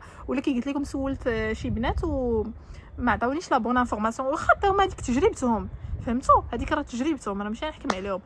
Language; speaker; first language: Arabic; native; Arabic